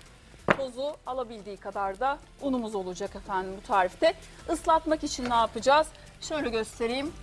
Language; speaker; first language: Turkish; native; Turkish